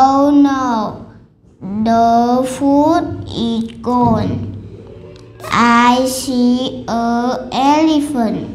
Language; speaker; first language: English; non-native, learner; Vietnamese